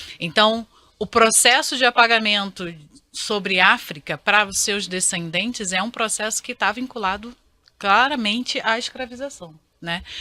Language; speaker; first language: Portuguese; native; Portuguese